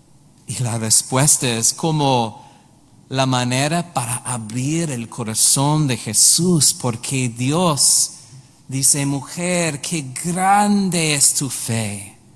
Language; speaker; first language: Spanish; non-native, learner; English